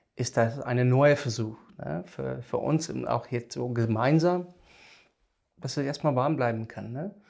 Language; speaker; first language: German; non-native, fluent; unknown